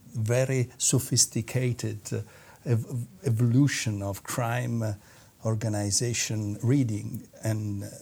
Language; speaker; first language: English; non-native, fluent; Italian